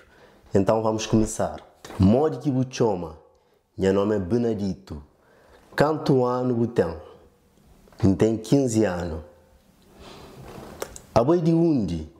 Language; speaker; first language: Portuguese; non-native, local second language; Kabuverdianu